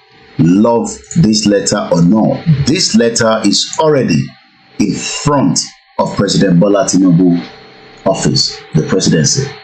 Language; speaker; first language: English; non-native, local second language; Yoruba